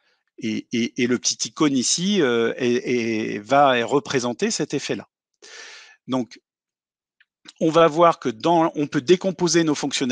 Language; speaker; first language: French; native; French